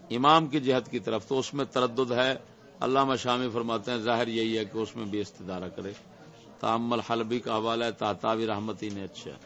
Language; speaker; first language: Urdu; non-native, local second language; Punjabi